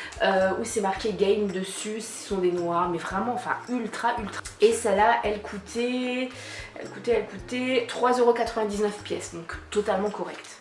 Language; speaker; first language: French; native; French